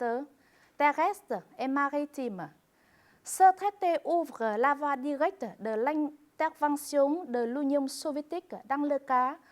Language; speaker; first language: French; non-native, fluent; Vietnamese